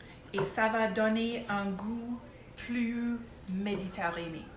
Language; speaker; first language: French; non-native, local second language; English